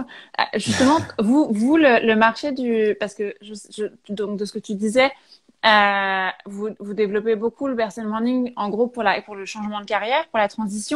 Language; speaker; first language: French; native; French